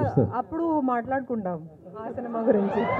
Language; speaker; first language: Telugu; non-native, fluent; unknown